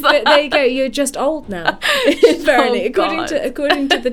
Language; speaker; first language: English; native; English